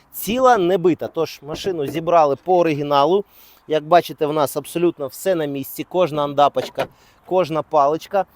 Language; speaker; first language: Ukrainian; non-native, local second language; Russian